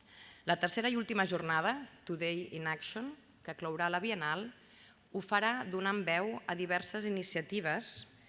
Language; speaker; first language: Catalan; native; Catalan